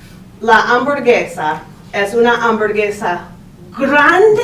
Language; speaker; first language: Spanish; non-native, fluent; English